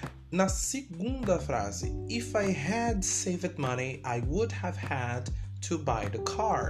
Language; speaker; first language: English; non-native, fluent; Portuguese